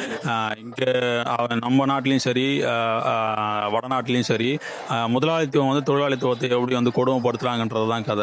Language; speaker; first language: Tamil; native; Tamil